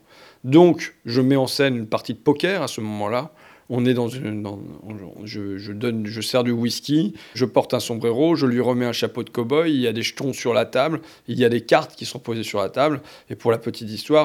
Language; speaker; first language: French; native; French